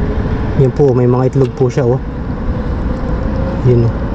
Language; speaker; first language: Filipino; native; Filipino